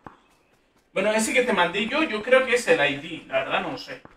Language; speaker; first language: Spanish; native; Spanish